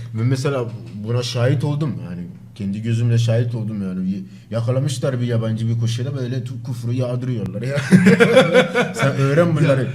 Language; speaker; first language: Turkish; non-native, fluent; Akan